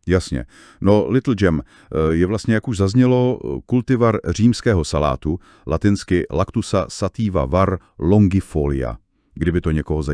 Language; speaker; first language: Czech; native; Czech